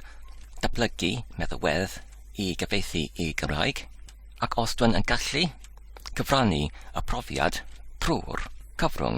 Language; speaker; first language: Welsh; non-native, learner; English